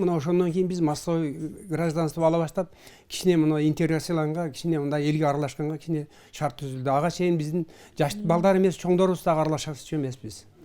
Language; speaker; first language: Kyrgyz; early bilingual, heritage; Kyrgyz